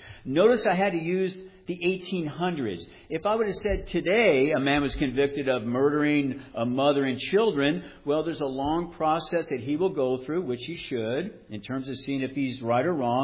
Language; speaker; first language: English; native; English